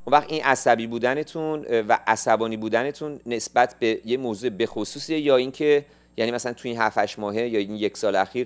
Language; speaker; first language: Persian; native; Persian